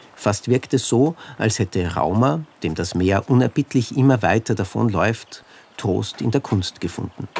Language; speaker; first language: German; native; German